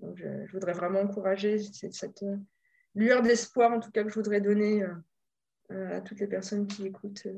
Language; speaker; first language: French; native; French